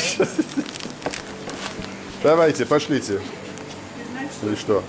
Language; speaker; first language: Russian; non-native, learner; English